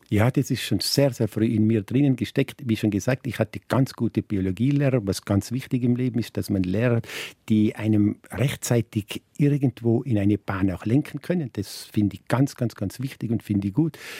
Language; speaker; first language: German; native; German